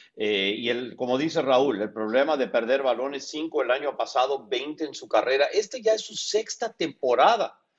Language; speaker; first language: Spanish; early bilingual, heritage; Spanish